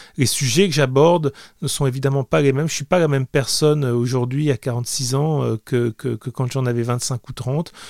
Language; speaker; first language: French; native; French